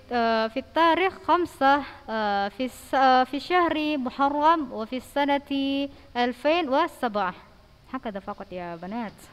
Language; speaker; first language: Arabic; non-native, fluent; Indonesian